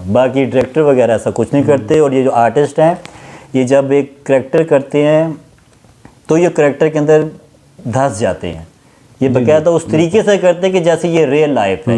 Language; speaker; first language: Urdu; native; Urdu